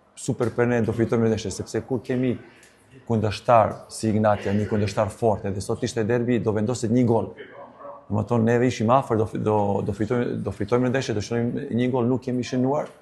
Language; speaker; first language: Albanian; non-native, learner; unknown